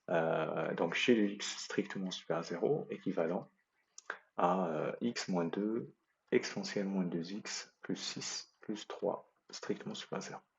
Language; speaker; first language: French; native; French